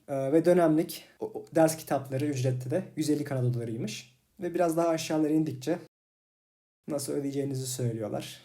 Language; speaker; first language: Turkish; native; Turkish